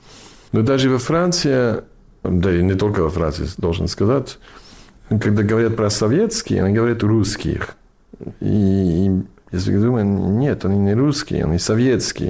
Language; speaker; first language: Russian; non-native, fluent; English